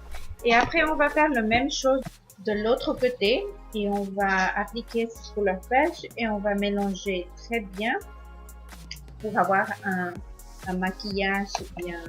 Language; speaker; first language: French; non-native, learner; Spanish